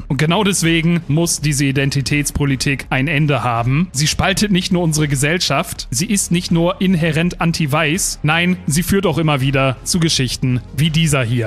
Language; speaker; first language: German; native; German